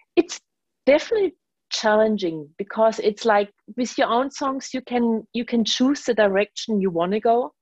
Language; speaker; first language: English; non-native, fluent; German